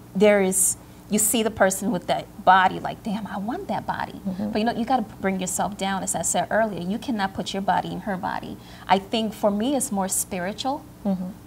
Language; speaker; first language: English; native; English